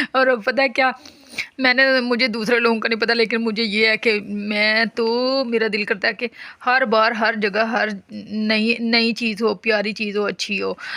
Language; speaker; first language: Urdu; non-native, local second language; Punjabi